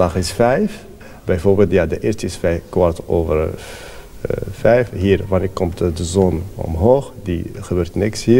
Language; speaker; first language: Dutch; non-native, fluent; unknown